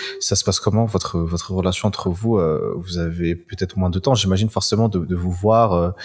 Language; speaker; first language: French; non-native, local second language; Malagasy